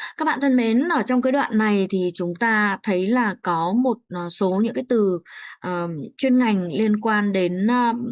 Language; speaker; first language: Vietnamese; native; Vietnamese